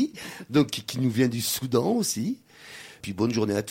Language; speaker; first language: French; native; French